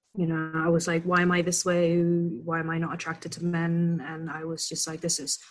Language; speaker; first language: English; non-native, fluent; Indonesian